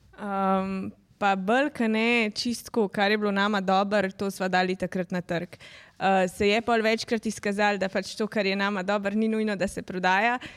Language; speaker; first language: Slovenian; native; Slovenian